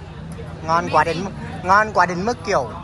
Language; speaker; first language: Thai; non-native, fluent; Vietnamese